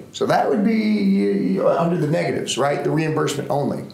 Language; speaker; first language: English; native; English